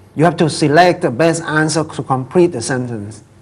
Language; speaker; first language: English; non-native, fluent; Thai